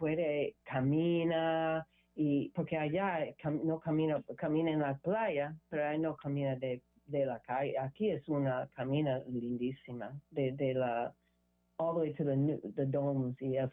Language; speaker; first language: Spanish; non-native, learner; English